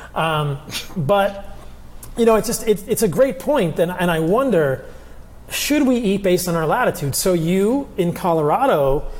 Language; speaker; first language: English; early bilingual, other home language; Italian